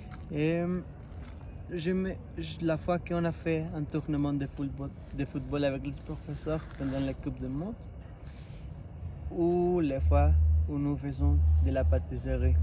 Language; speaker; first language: French; non-native, learner; Spanish